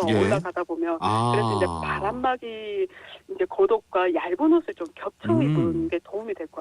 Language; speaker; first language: Korean; native; Korean